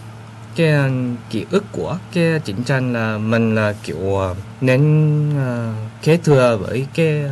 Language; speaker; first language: Vietnamese; early bilingual, heritage; Vietnamese